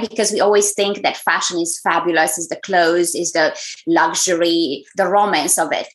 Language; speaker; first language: English; non-native, fluent; Romanian